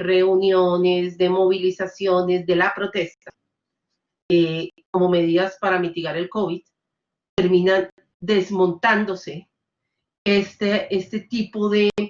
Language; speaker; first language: Spanish; native; Spanish